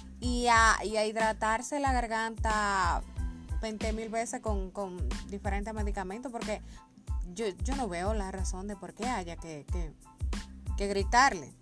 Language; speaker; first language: Spanish; native; Spanish